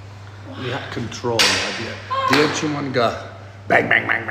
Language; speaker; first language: Indonesian; non-native, fluent; English